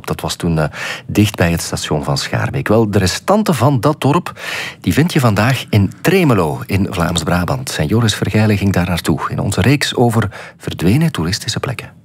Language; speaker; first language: Dutch; native; Dutch